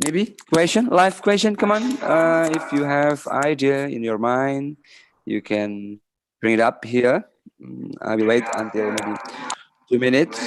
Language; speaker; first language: English; non-native, fluent; Indonesian